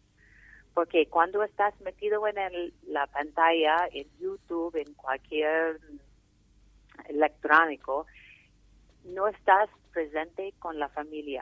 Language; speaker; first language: Spanish; non-native, fluent; English